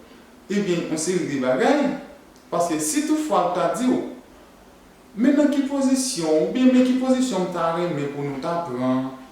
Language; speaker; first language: French; non-native, learner; Haitian Creole